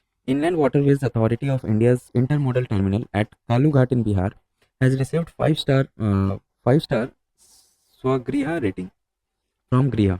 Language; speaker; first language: English; non-native, local second language; Hindi